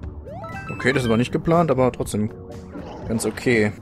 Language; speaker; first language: German; native; German